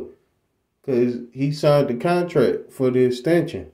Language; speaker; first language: English; native; English